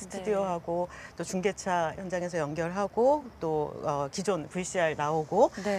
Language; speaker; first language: Korean; native; Korean